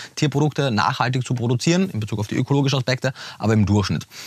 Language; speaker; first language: German; native; German